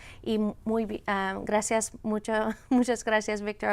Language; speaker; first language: Spanish; non-native, fluent; English